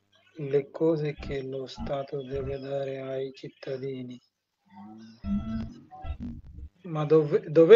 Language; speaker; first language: Italian; non-native, learner; Bangla